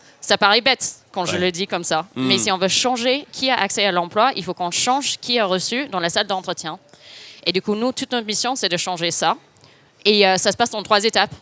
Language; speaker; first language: French; non-native, fluent; English